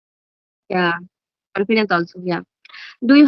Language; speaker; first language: English; non-native, learner; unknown